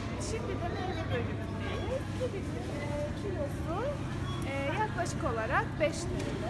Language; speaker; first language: Turkish; native; Turkish